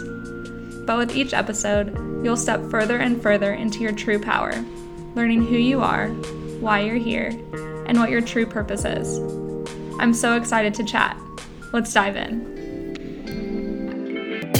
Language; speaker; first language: English; native; English